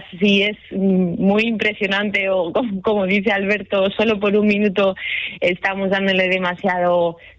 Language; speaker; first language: Spanish; native; Spanish